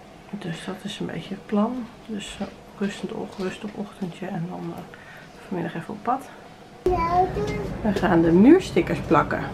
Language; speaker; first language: Dutch; native; Dutch